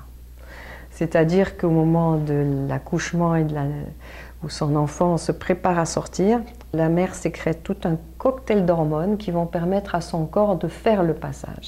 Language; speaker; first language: French; native; French